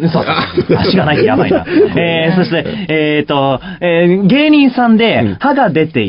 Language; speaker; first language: Japanese; native; Japanese